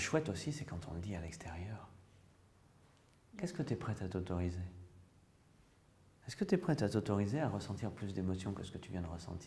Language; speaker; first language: French; native; French